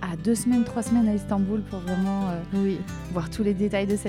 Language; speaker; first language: French; native; French